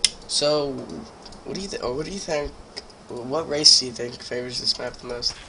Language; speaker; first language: English; native; English